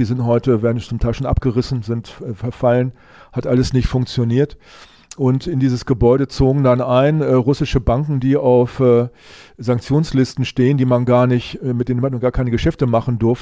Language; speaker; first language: German; native; German